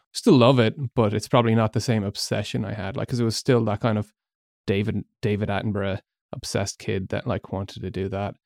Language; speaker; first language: English; native; English